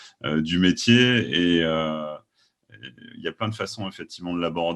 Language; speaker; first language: French; native; French